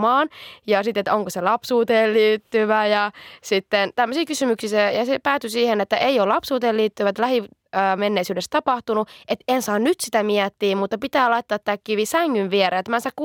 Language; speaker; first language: Finnish; native; Finnish